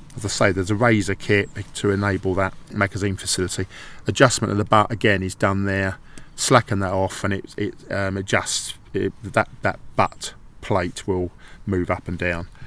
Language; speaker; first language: English; native; English